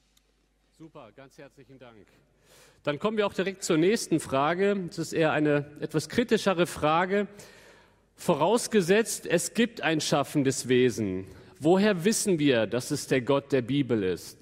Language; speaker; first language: German; native; German